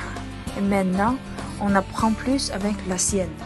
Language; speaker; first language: French; non-native, learner; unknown